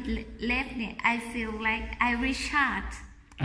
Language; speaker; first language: English; non-native, learner; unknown